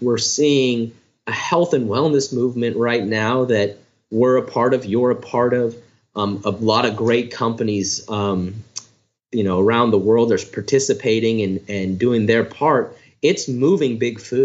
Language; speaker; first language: English; native; English